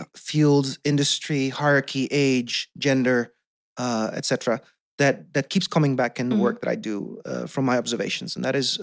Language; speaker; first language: English; non-native, fluent; Dutch